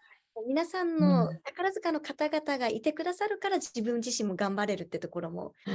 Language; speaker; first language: Japanese; native; Japanese